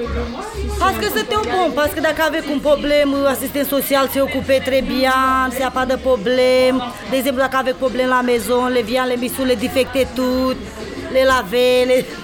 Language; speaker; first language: French; non-native, learner; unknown